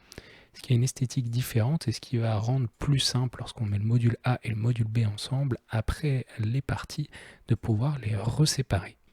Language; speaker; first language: French; native; French